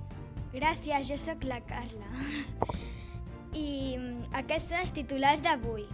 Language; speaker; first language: Catalan; native; Catalan